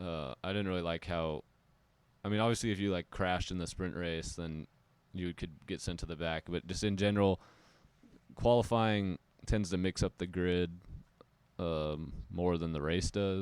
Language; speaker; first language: English; native; English